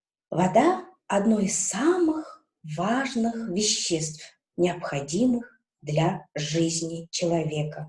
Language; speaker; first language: Russian; non-native, local second language; Kazakh